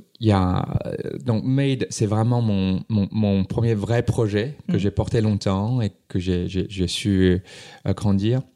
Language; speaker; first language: French; non-native, fluent; Cantonese